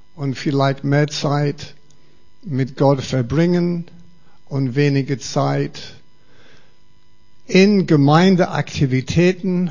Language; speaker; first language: German; non-native, fluent; English